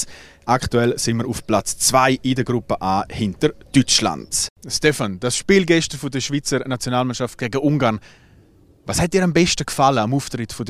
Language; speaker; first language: German; native; German